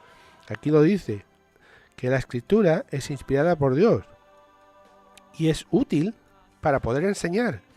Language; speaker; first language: Spanish; native; Spanish